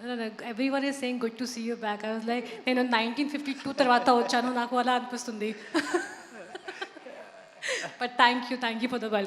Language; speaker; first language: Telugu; non-native, fluent; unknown